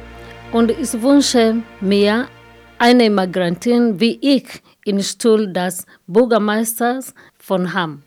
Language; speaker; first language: German; non-native, fluent; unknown